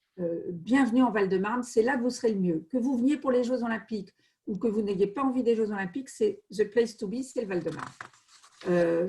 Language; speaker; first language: French; native; French